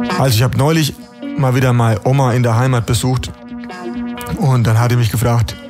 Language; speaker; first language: German; native; German